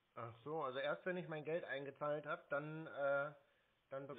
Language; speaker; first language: German; native; German